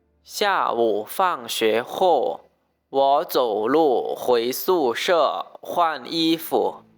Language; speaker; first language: Chinese; non-native, learner; Lao